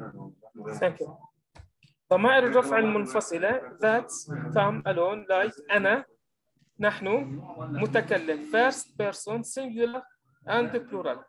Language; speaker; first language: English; non-native, learner; Arabic